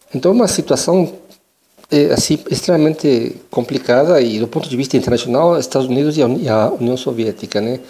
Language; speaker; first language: Portuguese; non-native, fluent; Spanish